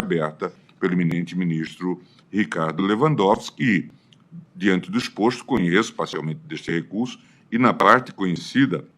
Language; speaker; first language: Portuguese; native; Portuguese